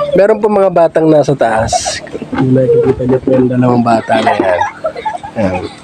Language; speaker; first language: Filipino; native; Filipino